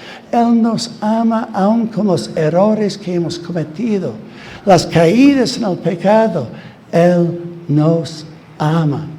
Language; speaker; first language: Spanish; non-native, fluent; English